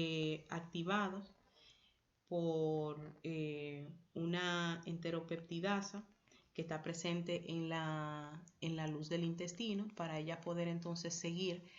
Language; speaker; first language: Spanish; native; Spanish